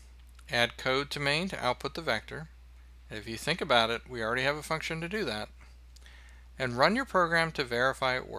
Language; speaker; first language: English; native; English